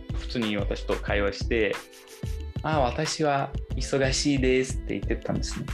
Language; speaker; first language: Japanese; non-native, fluent; Portuguese